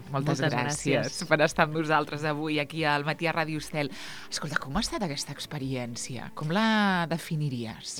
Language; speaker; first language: Catalan; native; Catalan